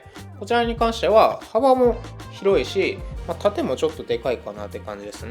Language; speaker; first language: Japanese; native; Japanese